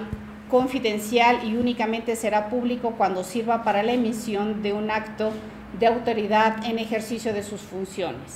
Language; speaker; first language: Spanish; native; Spanish